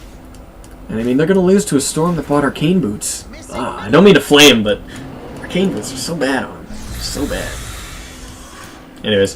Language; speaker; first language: English; native; English